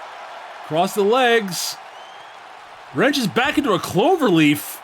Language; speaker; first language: English; native; English